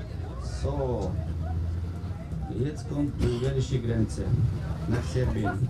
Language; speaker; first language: German; non-native, learner; Bulgarian